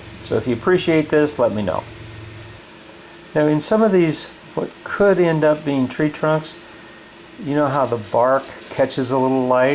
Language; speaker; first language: English; native; English